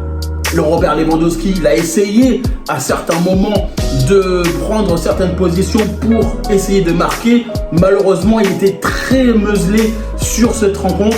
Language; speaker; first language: French; native; French